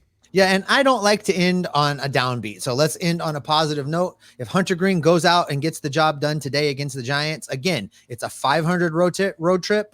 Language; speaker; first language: English; native; English